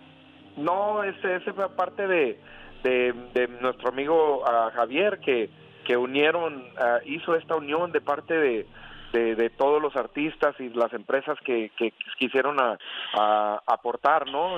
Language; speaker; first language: Spanish; early bilingual, other home language; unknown